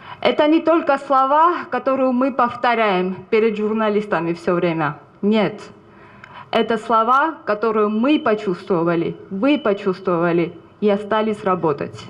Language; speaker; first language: Russian; non-native, fluent; Georgian